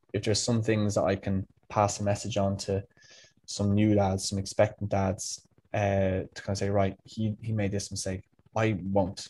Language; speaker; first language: English; native; English